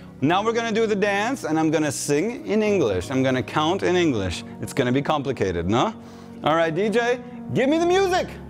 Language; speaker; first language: English; non-native, local second language; French